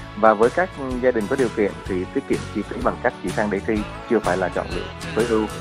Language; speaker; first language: Vietnamese; native; Vietnamese